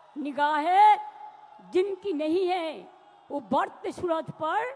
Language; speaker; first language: Hindi; non-native, local second language; Bangla